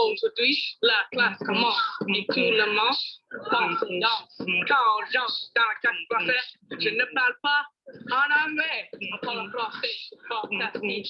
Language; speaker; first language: French; non-native, learner; English